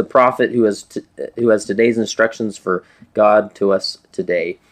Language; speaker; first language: English; native; English